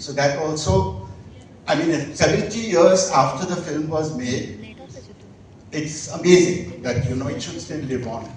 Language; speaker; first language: English; non-native, local second language; Bangla